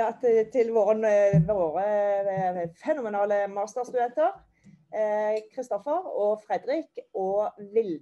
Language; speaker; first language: Norwegian; native; Norwegian